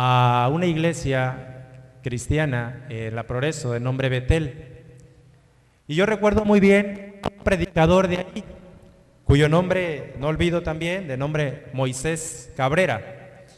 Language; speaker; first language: Spanish; native; Spanish